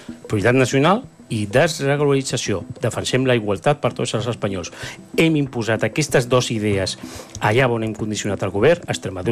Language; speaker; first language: Catalan; native; Catalan